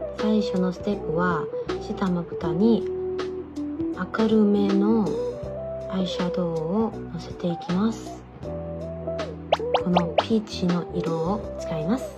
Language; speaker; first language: Japanese; non-native, learner; Thai